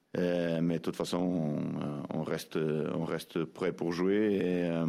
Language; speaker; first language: French; non-native, fluent; Portuguese